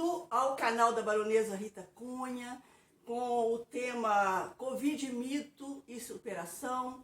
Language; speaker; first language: Portuguese; native; Portuguese